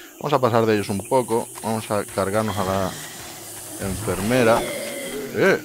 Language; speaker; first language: Spanish; native; Spanish